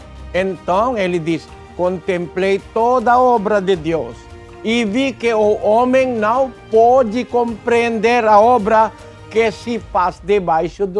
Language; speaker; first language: Portuguese; non-native, learner; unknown